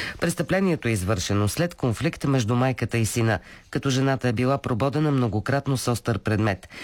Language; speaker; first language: Bulgarian; native; Bulgarian